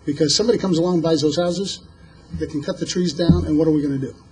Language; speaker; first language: English; native; English